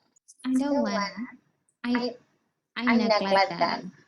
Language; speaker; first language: English; non-native, learner; Burmese